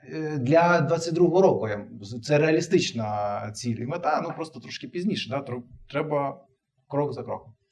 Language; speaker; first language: Ukrainian; non-native, local second language; Russian